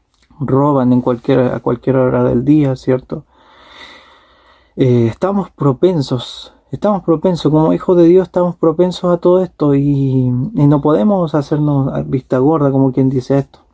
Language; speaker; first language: Spanish; native; Spanish